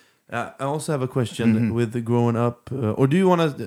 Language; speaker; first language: English; non-native, fluent; Swedish